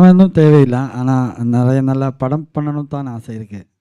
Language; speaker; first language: Tamil; non-native, learner; Malayalam